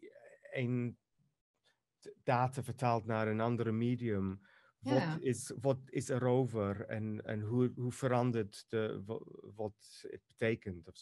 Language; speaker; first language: Dutch; non-native, fluent; Greek